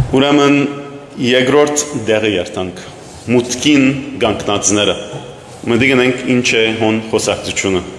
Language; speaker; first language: Armenian; early bilingual, heritage; Armenian